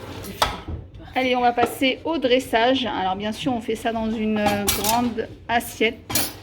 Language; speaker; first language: French; native; French